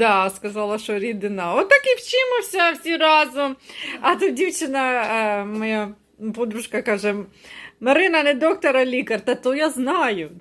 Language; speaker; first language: Ukrainian; non-native, local second language; Russian